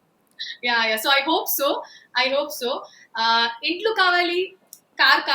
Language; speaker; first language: Telugu; non-native, local second language; Kannada